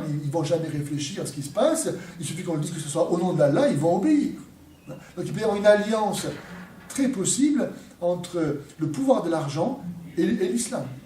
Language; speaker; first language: French; native; French